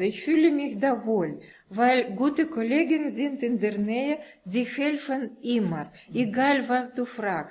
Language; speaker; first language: German; non-native, learner; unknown